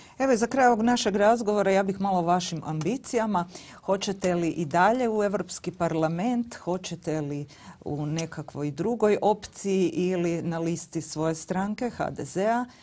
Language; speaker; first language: Croatian; native; Croatian